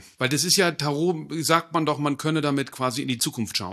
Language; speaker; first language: German; native; German